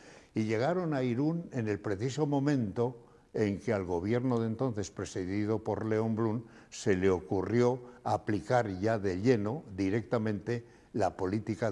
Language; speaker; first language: Spanish; native; Spanish